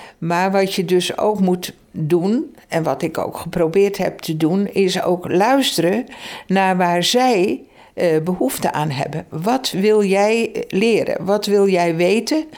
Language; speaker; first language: Dutch; native; Dutch